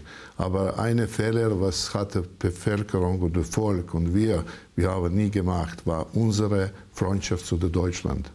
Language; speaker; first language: German; non-native, learner; Croatian